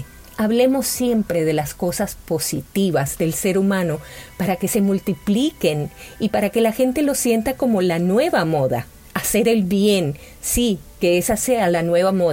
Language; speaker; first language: Spanish; native; Spanish